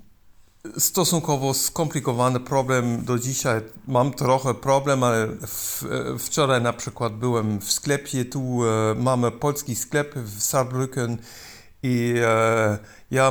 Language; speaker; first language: Polish; non-native, learner; German